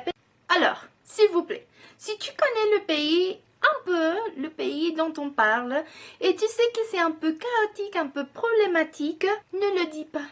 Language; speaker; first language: French; non-native, fluent; Spanish